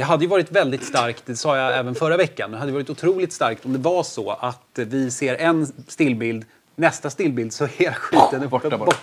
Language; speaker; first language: Swedish; native; Swedish